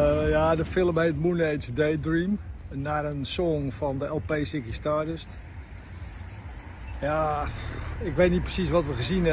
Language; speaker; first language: Dutch; native; Dutch